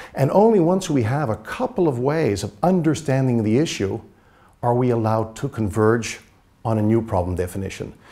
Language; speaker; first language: English; native; English